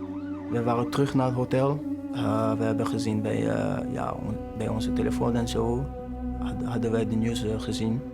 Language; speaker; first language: Dutch; non-native, learner; French